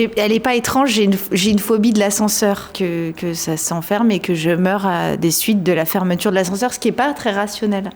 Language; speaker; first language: French; native; French